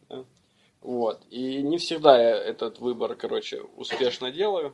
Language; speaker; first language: Russian; native; Russian